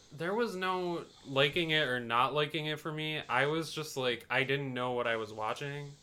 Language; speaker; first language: English; native; English